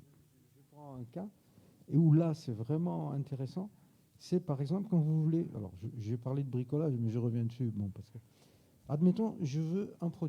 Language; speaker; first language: French; native; French